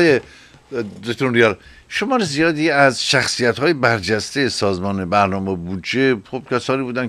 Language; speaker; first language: Persian; native; Persian